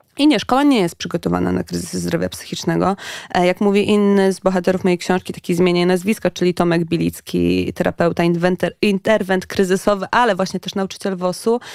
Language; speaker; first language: Polish; native; Polish